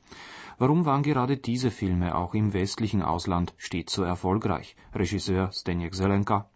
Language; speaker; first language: German; native; German